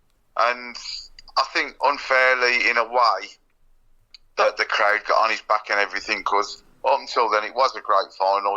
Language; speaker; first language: English; native; English